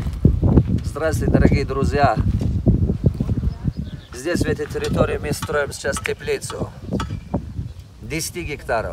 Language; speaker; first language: Russian; non-native, local second language; Tajik